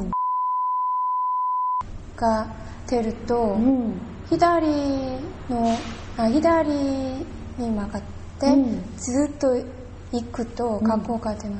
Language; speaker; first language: Japanese; non-native, learner; Korean